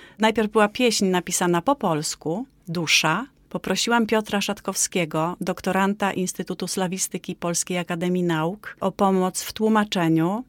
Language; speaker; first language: Polish; native; Polish